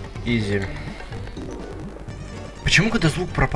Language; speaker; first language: Russian; native; Russian